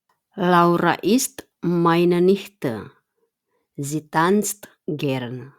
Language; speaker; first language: German; non-native, fluent; Indonesian